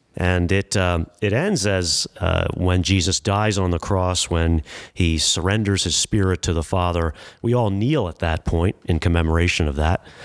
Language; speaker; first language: English; native; English